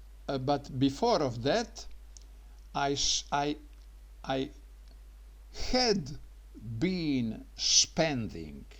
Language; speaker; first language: English; non-native, learner; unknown